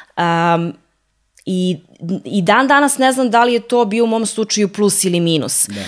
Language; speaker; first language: Serbian; early bilingual, heritage; Serbian